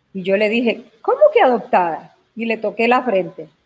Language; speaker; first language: Spanish; native; Spanish